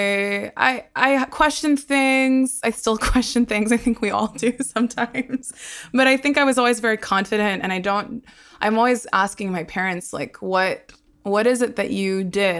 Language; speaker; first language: English; non-native, local second language; Hebrew